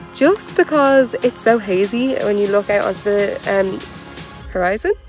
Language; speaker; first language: English; native; English